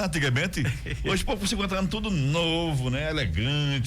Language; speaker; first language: Portuguese; native; Portuguese